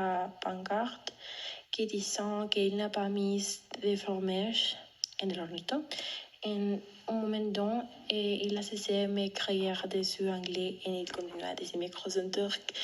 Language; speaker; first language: French; non-native, learner; Spanish